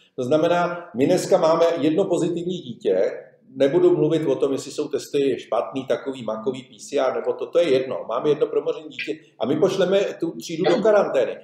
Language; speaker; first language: Czech; native; Czech